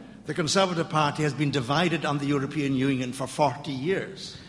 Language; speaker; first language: English; native; English